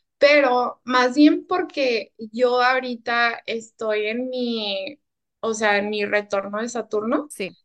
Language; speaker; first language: Spanish; early bilingual, heritage; Spanish